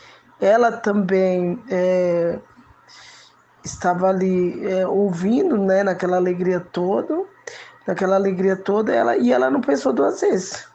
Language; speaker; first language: Portuguese; native; Portuguese